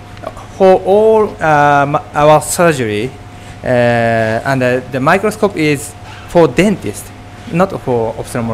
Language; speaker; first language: English; non-native, fluent; Japanese